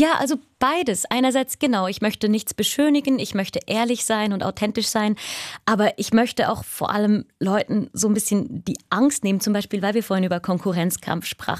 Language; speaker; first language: German; native; German